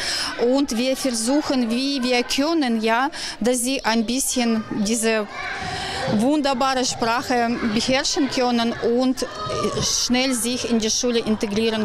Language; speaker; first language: German; non-native, fluent; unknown